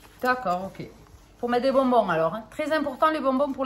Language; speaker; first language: French; native; French